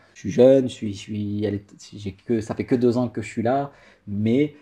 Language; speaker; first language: French; native; French